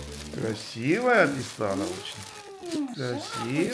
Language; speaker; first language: Russian; non-native, fluent; Armenian